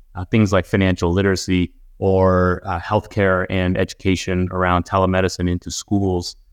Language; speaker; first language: English; native; English